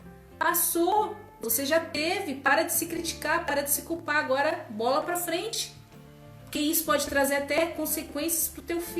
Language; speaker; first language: Portuguese; native; Portuguese